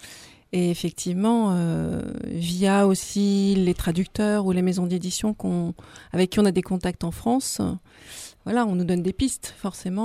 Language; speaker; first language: French; native; French